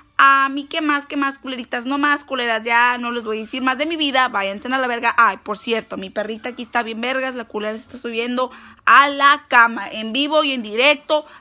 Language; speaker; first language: Spanish; early bilingual, heritage; Spanish